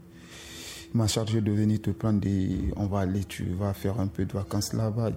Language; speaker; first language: French; non-native, local second language; Susu